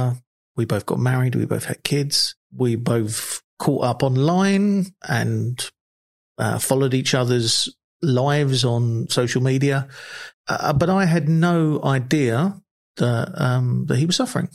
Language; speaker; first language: English; native; English